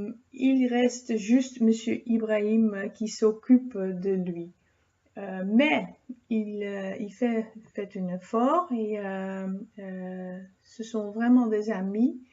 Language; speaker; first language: French; non-native, fluent; Dutch